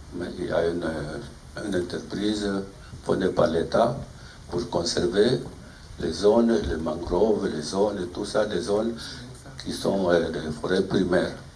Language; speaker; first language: French; non-native, fluent; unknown